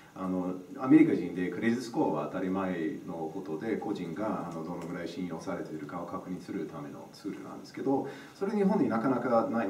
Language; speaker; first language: Japanese; non-native, fluent; English